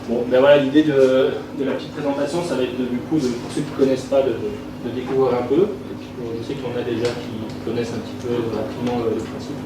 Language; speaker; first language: French; native; French